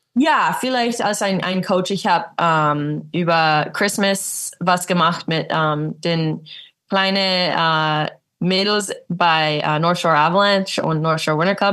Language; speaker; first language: German; early bilingual, heritage; English